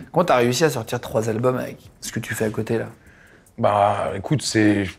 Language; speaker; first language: French; native; French